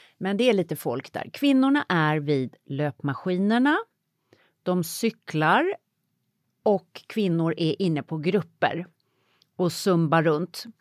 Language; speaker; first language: Swedish; native; Swedish